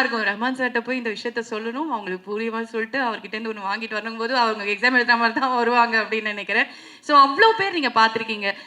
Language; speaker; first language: Tamil; native; Tamil